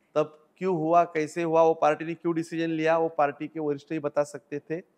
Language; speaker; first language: Hindi; non-native, local second language; Marathi